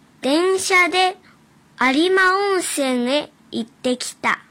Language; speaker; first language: Japanese; early bilingual, other home language; Chinese